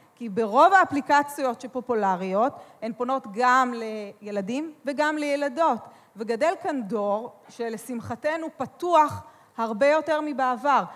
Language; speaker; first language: Hebrew; native; Hebrew